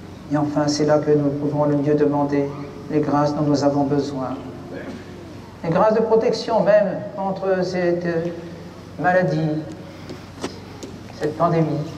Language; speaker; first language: French; native; French